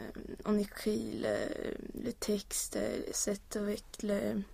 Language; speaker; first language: French; non-native, learner; Swedish